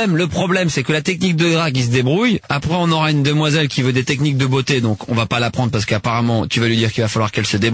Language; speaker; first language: French; native; French